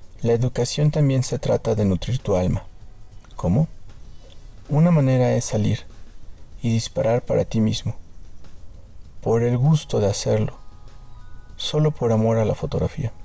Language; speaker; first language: Spanish; native; Spanish